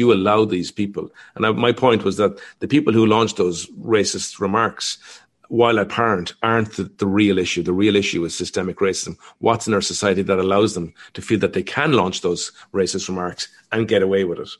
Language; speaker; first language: English; native; English